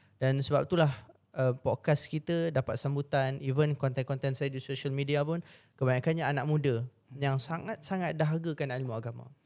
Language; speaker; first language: Malay; native; Malay